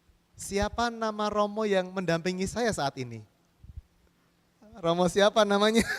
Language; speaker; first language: Indonesian; native; Indonesian